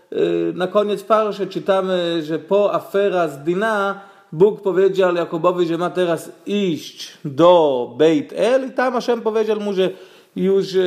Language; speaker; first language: Polish; non-native, fluent; Hebrew